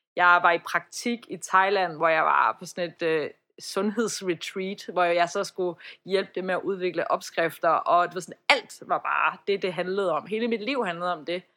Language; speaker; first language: Danish; early bilingual, other home language; Persian